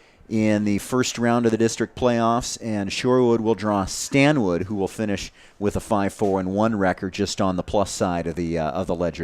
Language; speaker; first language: English; native; English